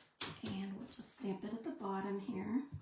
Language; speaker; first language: English; native; English